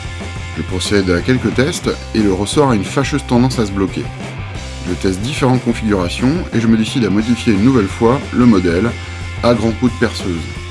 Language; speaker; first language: French; native; French